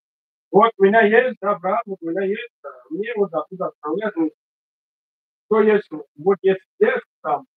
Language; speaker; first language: Russian; non-native, fluent; Tajik